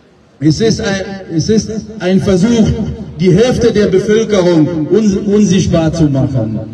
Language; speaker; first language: German; non-native, fluent; Pashto